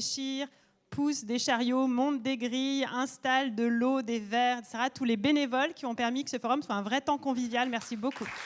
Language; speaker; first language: French; native; French